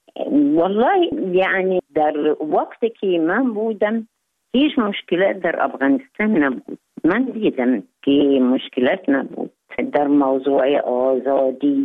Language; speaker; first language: Persian; non-native, fluent; Arabic